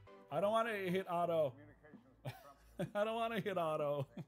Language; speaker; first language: English; non-native, local second language; French